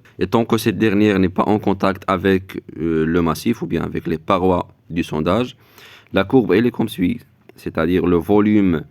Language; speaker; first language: French; non-native, local second language; Arabic